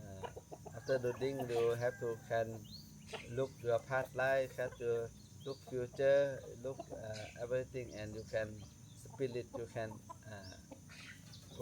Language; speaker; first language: English; non-native, learner; Thai